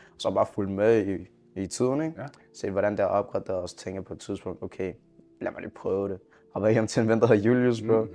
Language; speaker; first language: Danish; early bilingual, other home language; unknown